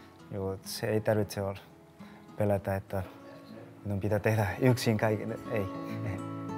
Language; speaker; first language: Finnish; non-native, learner; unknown